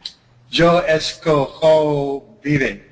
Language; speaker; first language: Spanish; non-native, learner; English